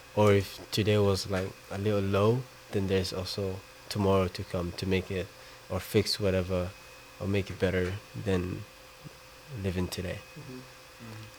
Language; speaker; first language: English; non-native, fluent; Somali